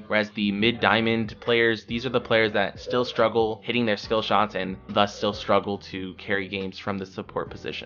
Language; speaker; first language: English; native; English